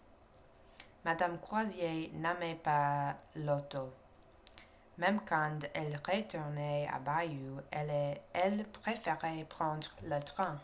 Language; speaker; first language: French; non-native, learner; English